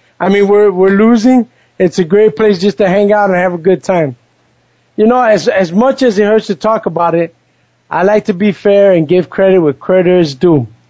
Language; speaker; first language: English; early bilingual, other home language; Spanish